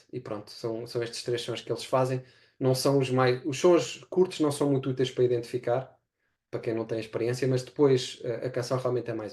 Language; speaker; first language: Portuguese; native; Portuguese